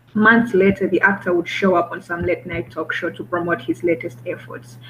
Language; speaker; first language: English; non-native, local second language; Kinyarwanda